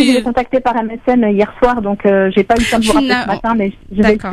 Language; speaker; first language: French; native; French